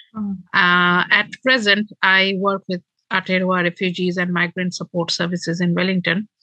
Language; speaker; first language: English; non-native, local second language; Bangla